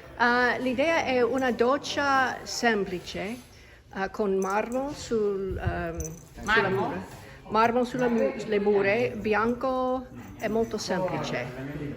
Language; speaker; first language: Italian; non-native, learner; English